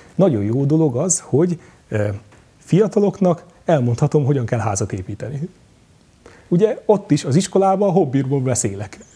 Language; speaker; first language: Hungarian; native; Hungarian